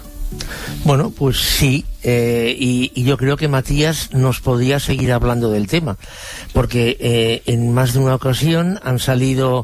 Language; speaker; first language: Spanish; native; Spanish